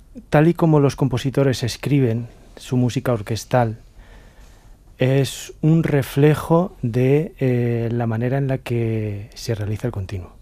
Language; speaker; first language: Spanish; native; Spanish